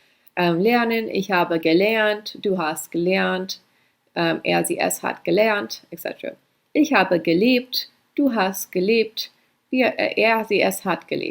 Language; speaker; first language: German; non-native, fluent; English